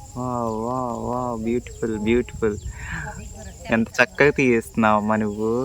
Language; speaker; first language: Telugu; native; Telugu